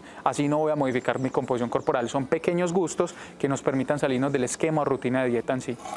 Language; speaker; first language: Spanish; native; Spanish